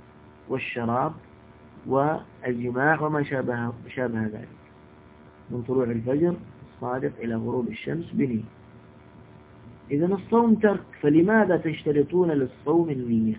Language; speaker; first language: Arabic; native; Arabic